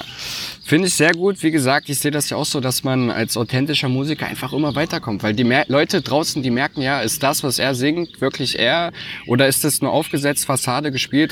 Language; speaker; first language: German; native; German